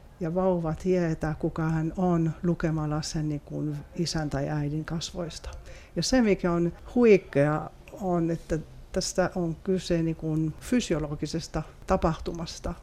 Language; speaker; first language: Finnish; non-native, fluent; French